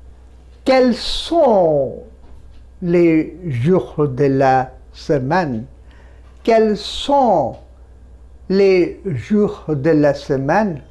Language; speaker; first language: French; non-native, fluent; Bangla